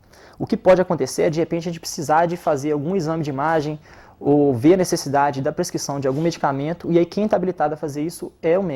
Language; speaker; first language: Portuguese; native; Portuguese